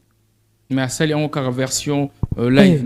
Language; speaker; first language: French; non-native, local second language; Lingala